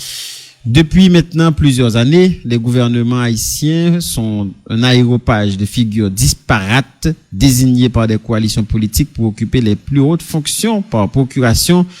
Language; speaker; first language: French; non-native, local second language; Haitian Creole